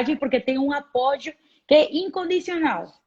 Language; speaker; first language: Portuguese; non-native, fluent; Spanish